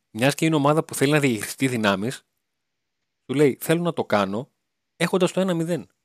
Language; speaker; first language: Greek; native; Greek